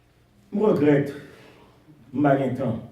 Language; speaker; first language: French; non-native, local second language; Haitian Creole